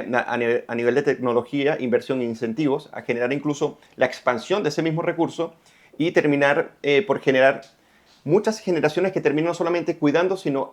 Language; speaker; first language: Spanish; native; Spanish